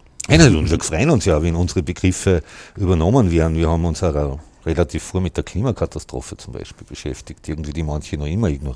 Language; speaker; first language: German; native; German